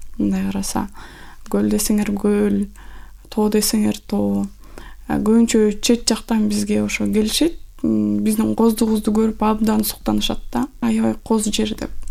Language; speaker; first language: Kyrgyz; non-native, local second language; Russian